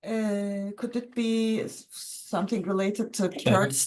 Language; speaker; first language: English; non-native, fluent; Turkish